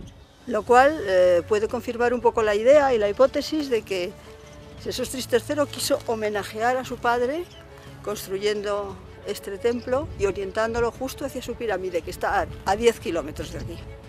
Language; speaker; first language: Spanish; native; Spanish